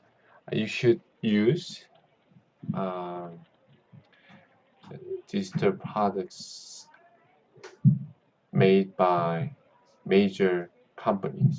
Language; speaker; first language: English; non-native, learner; Korean